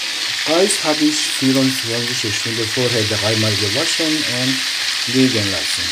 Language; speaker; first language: German; non-native, fluent; Persian